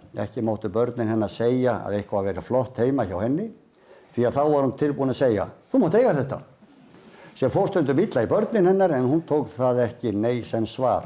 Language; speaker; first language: Icelandic; native; Icelandic